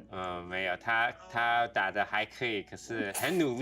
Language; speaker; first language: Chinese; early bilingual, heritage; Chinese